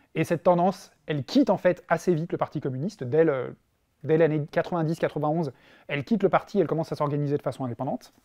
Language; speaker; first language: French; native; French